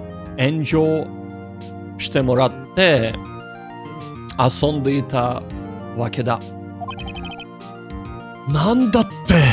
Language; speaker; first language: Japanese; non-native, learner; English